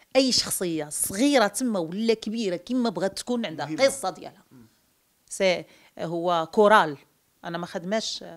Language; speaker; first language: Arabic; native; Arabic